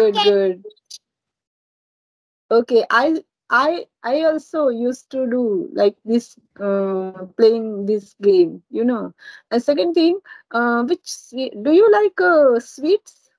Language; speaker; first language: English; non-native, learner; Marathi